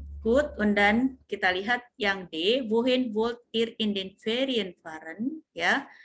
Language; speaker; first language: German; non-native, fluent; Indonesian